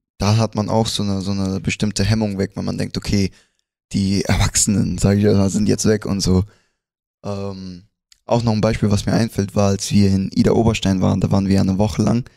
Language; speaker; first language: German; early bilingual, other home language; Spanish